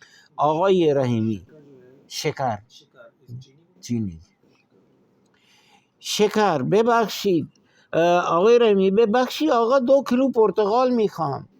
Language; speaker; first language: Persian; non-native, fluent; Urdu